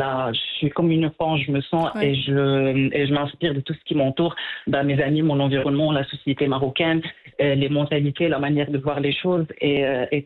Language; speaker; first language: French; non-native, local second language; Arabic